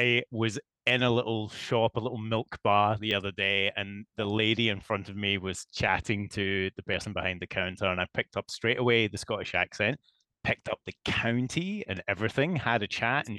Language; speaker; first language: English; native; English